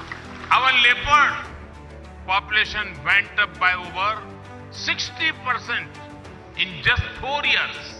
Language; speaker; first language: English; non-native, local second language; Hindi